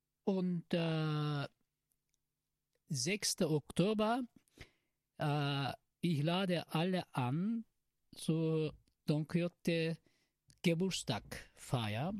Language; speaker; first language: German; non-native, learner; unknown